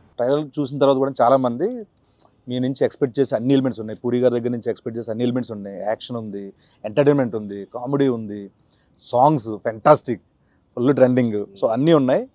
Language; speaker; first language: Telugu; native; Telugu